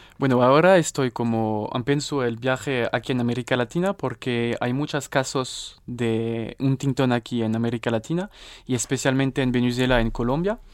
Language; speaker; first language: Spanish; non-native, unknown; French